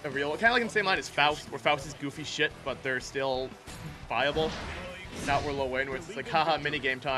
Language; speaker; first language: English; native; English